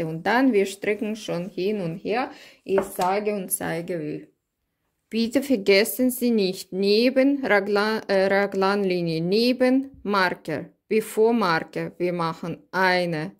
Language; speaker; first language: German; non-native, learner; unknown